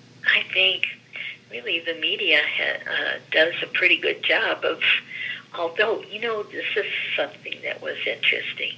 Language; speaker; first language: English; early bilingual, other home language; Greek